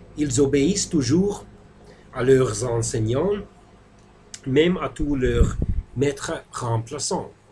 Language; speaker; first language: French; non-native, fluent; Finnish